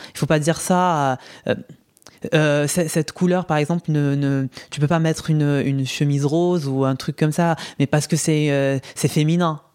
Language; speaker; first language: French; non-native, local second language; Arabic